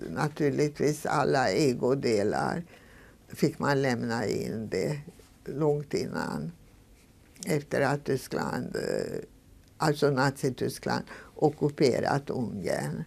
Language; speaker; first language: Swedish; non-native, fluent; Hungarian